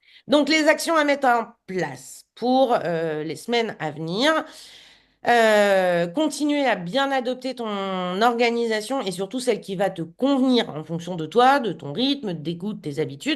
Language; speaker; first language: French; native; French